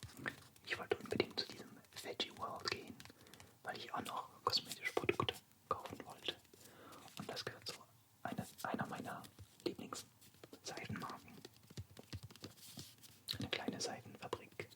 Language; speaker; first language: German; non-native, fluent; French